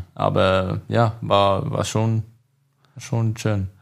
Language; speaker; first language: German; non-native, learner; Swedish